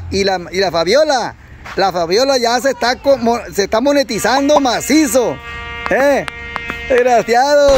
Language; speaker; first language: Spanish; native; Spanish